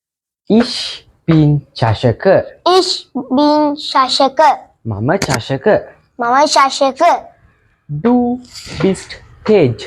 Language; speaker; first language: German; non-native, learner; Sinhala